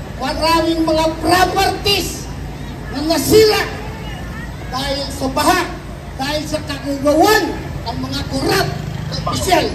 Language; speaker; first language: Filipino; non-native, local second language; Iloko